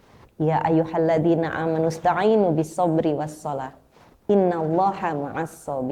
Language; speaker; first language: Indonesian; native; Indonesian